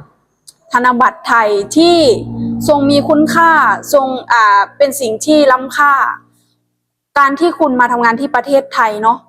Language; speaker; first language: Thai; non-native, local second language; Lao